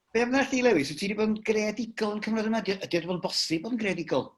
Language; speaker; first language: Welsh; native; Welsh